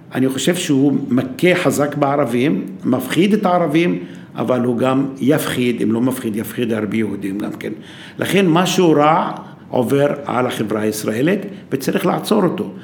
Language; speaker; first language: Hebrew; non-native, local second language; Arabic